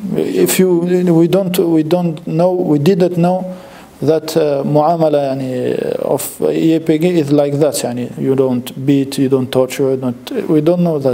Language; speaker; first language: English; non-native, learner; French